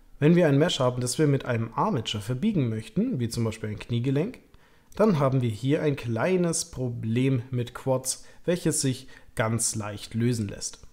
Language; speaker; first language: German; native; German